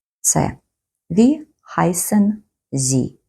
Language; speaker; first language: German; non-native, fluent; Ukrainian